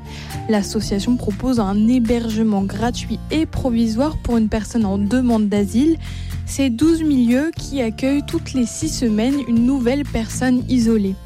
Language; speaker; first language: French; native; French